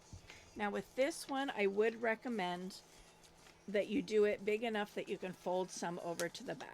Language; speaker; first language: English; native; English